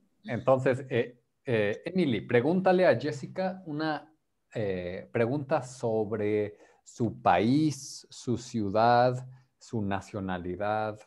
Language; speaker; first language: Spanish; non-native, fluent; English